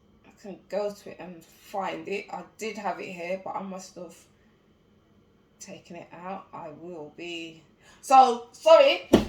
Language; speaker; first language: English; native; English